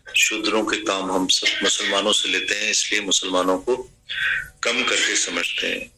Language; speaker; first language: Hindi; non-native, local second language; Sindhi